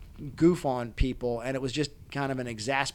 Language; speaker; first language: English; native; English